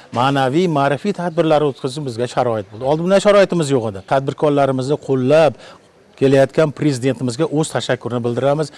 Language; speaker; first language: Uzbek; native; Uzbek